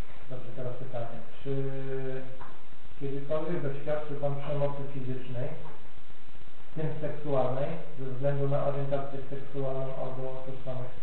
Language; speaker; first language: Polish; native; Polish